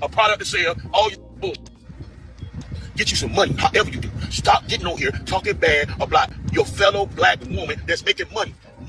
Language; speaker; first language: English; native; English